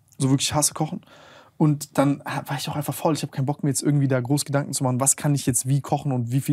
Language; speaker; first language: German; native; German